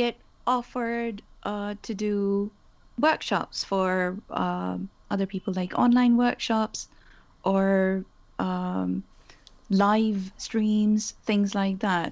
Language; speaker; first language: English; non-native, local second language; Urdu